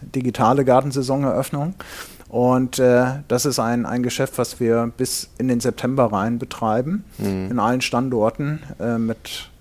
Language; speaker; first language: German; native; German